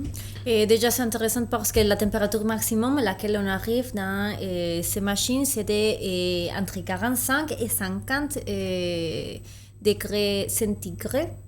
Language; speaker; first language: French; non-native, fluent; Spanish